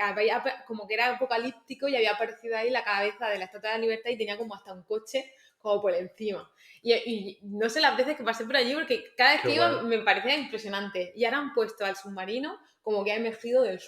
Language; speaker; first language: Spanish; native; Spanish